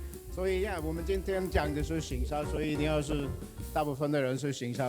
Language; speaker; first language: Chinese; non-native, fluent; Swedish